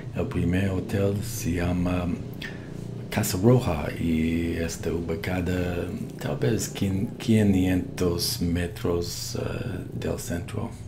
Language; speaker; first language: Spanish; non-native, learner; English